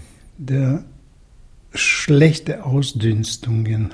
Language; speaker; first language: German; non-native, fluent; Russian